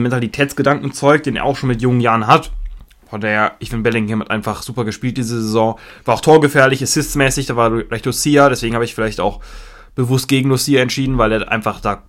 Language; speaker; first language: German; native; German